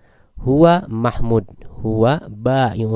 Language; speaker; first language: Arabic; non-native, fluent; Indonesian